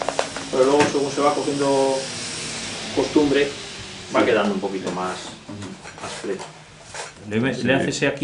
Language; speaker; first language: Spanish; native; Spanish